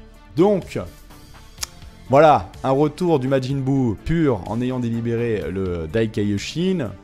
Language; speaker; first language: French; native; French